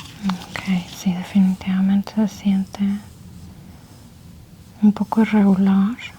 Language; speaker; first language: Spanish; early bilingual, heritage; Spanish